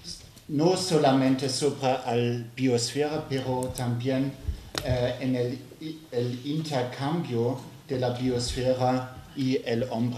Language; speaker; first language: Spanish; non-native, learner; French